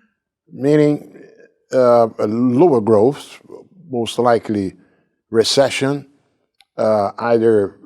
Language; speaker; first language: English; non-native, fluent; Portuguese